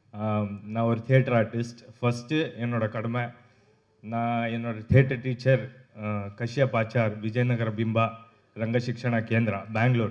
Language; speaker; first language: Tamil; non-native, local second language; Kannada